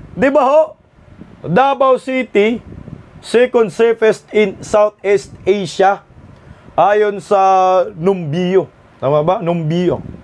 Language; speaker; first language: Filipino; non-native, local second language; Cebuano